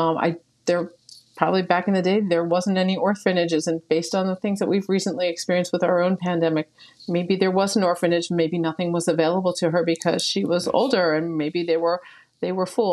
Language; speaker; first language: English; native; English